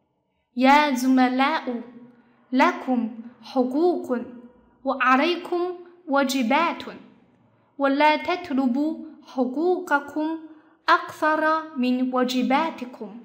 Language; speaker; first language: Arabic; non-native, fluent; Chinese